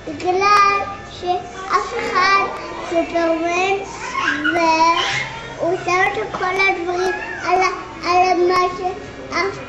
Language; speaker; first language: Hebrew; early bilingual, heritage; Hebrew